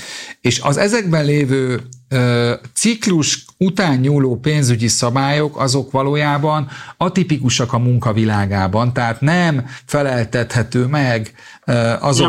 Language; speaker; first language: Hungarian; native; Hungarian